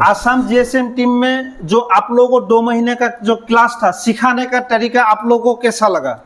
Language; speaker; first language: Hindi; non-native, local second language; Assamese